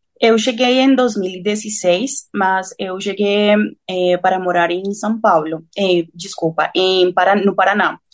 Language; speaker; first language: Portuguese; non-native, fluent; Spanish